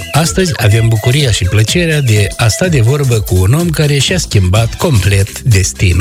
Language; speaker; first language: Romanian; native; Romanian